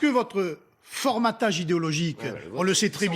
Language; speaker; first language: French; native; French